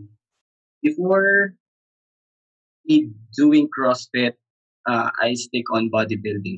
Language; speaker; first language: English; non-native, local second language; Filipino